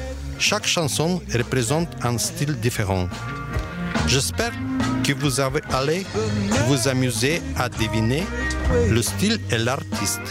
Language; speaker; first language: French; non-native, fluent; Ukrainian